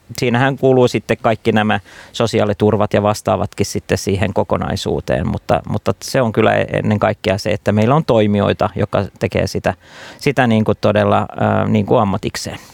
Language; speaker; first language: Finnish; non-native, local second language; Swedish